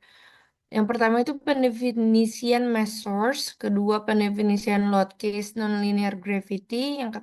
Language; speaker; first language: Indonesian; native; Indonesian